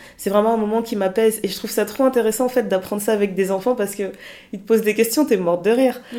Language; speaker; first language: French; early bilingual, other home language; Lingala